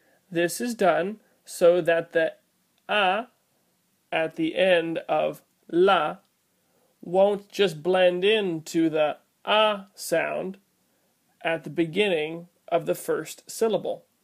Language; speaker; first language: English; native; English